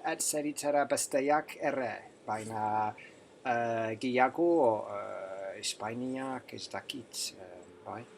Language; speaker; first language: Basque; non-native, learner; English